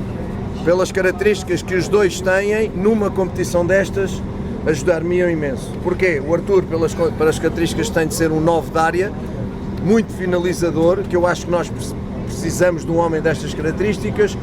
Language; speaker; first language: Portuguese; native; Portuguese